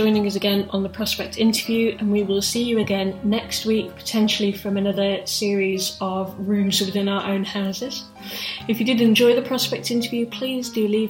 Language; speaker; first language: English; native; English